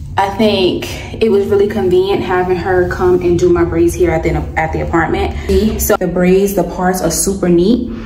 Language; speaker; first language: English; native; English